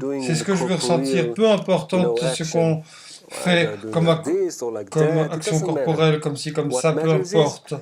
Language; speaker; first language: French; non-native, fluent; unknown